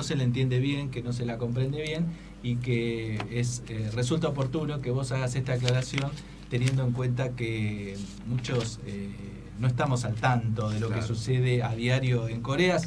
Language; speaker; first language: Spanish; native; Spanish